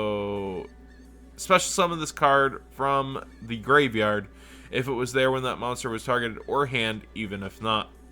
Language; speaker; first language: English; native; English